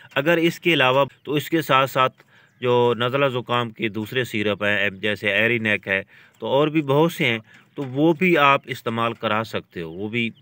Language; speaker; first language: Urdu; non-native, local second language; Punjabi